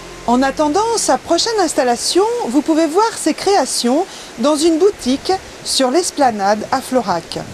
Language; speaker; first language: French; native; French